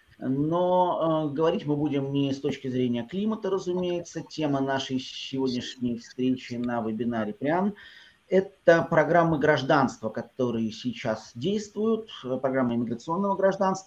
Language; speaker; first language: Russian; native; Russian